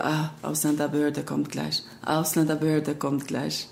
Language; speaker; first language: German; non-native, learner; Albanian